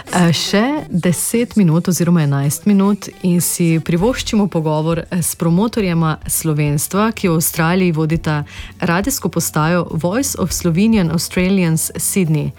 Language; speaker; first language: Slovenian; native; Slovenian